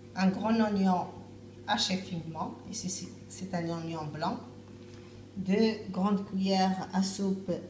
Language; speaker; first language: French; non-native, local second language; Arabic